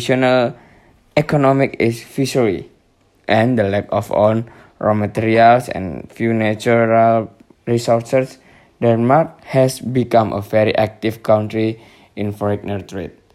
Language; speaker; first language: English; non-native, learner; Indonesian